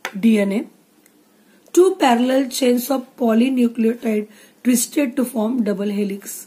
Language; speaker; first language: English; non-native, local second language; Marathi